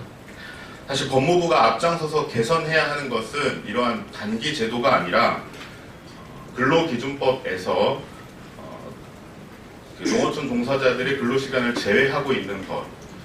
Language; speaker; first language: Korean; native; Korean